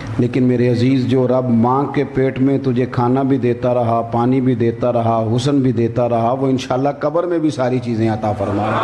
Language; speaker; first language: Urdu; non-native, local second language; Punjabi